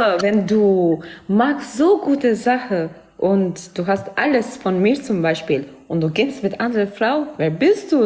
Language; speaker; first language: German; non-native, learner; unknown